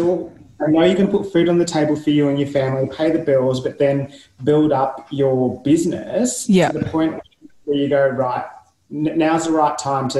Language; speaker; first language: English; native; English